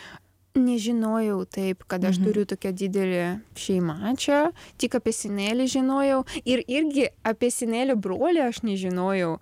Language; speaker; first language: Lithuanian; non-native, learner; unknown